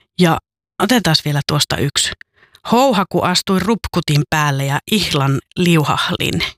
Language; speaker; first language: Finnish; native; Finnish